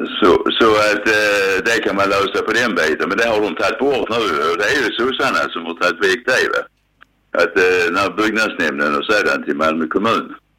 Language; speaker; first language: Swedish; native; Swedish